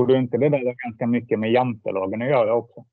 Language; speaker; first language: Swedish; native; Swedish